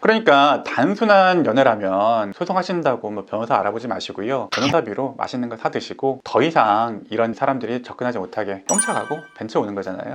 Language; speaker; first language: Korean; native; Korean